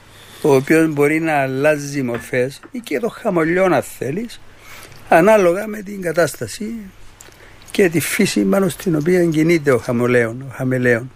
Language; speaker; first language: Greek; native; Greek